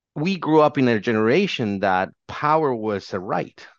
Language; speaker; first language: English; non-native, fluent; Spanish